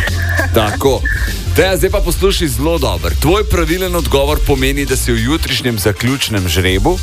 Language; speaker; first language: Slovenian; native; Slovenian